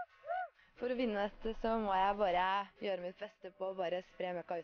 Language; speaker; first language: Norwegian; native; Norwegian